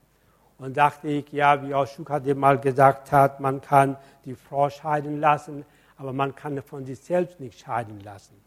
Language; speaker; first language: German; non-native, fluent; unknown